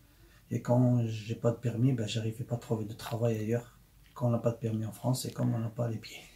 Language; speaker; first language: French; non-native, learner; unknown